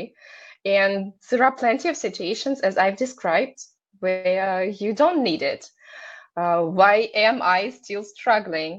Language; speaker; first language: English; non-native, fluent; Russian